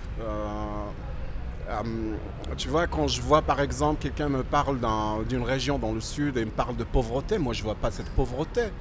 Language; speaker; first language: French; non-native, local second language; Berber languages